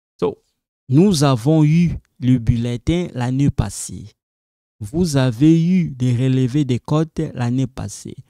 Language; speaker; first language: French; non-native, local second language; Lingala